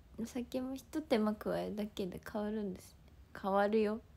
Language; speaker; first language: Japanese; native; Japanese